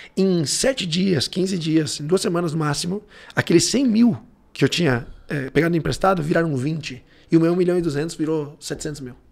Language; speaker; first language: Portuguese; early bilingual, heritage; Portuguese